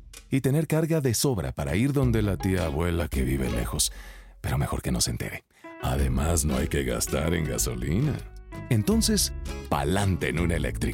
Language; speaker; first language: Spanish; native; Spanish